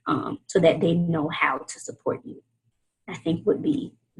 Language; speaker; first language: English; native; English